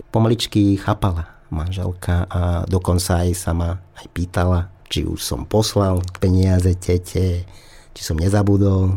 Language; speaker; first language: Slovak; non-native, learner; Vietnamese